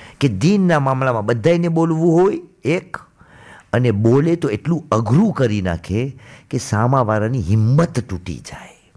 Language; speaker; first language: Gujarati; early bilingual, heritage; Gujarati